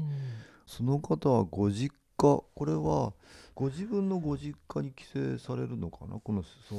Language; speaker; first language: Japanese; native; Japanese